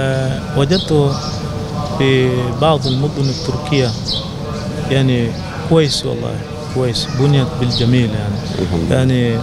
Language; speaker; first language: Arabic; non-native, fluent; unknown